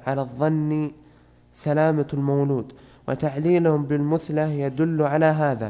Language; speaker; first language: Arabic; native; Arabic